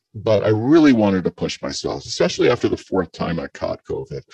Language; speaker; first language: English; native; English